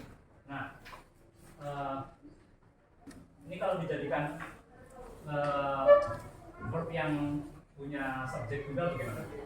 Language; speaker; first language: Indonesian; native; Indonesian